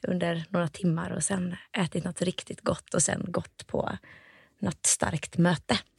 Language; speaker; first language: Swedish; early bilingual, other home language; Finnish